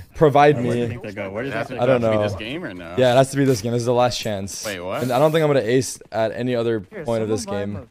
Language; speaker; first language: English; early bilingual, heritage; Turkish